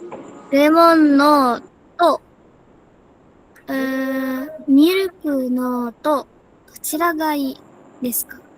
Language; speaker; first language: Japanese; non-native, learner; Indonesian